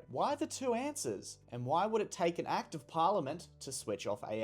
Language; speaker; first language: English; native; English